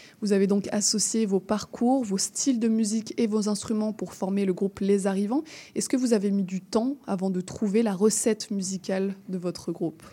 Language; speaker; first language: French; native; French